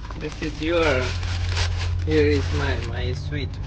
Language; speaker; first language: English; non-native, learner; Nepali